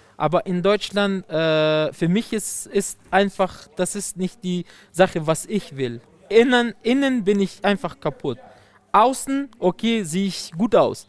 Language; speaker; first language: German; non-native, fluent; Persian